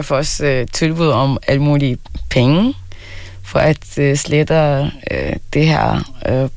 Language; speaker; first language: Danish; early bilingual, other home language; Arabic